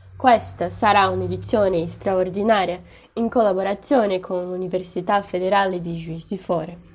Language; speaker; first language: Italian; non-native, fluent; Portuguese